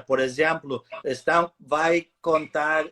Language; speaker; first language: Portuguese; non-native, fluent; English